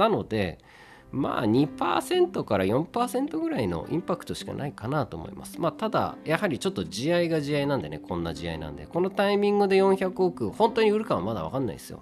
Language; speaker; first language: Japanese; native; Japanese